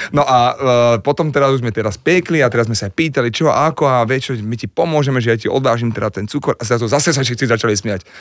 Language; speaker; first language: Slovak; native; Slovak